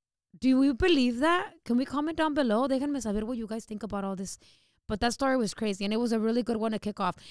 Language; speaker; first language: English; early bilingual, other home language; Spanish